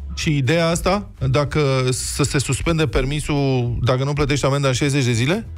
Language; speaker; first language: Romanian; native; Romanian